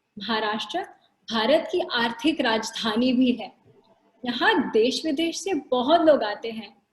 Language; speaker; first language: Hindi; non-native, local second language; Marathi